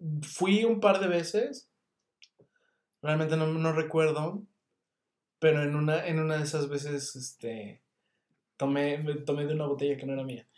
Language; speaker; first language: Spanish; native; Spanish